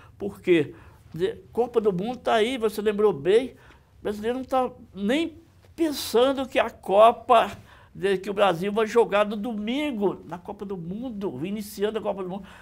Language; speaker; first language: Portuguese; native; Portuguese